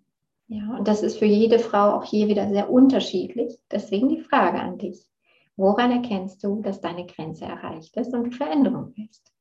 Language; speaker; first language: German; native; German